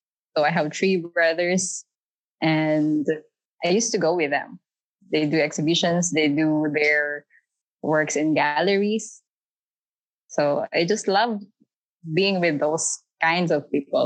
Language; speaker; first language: English; non-native, local second language; Filipino